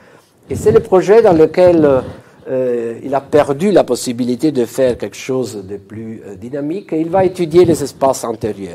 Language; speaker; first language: French; non-native, fluent; Italian